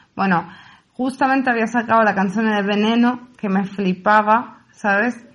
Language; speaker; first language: Spanish; non-native, fluent; Italian